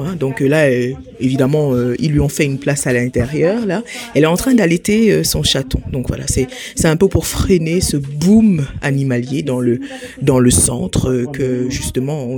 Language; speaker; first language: French; native; French